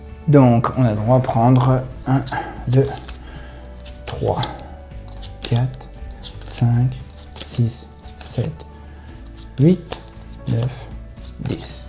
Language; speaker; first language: French; native; French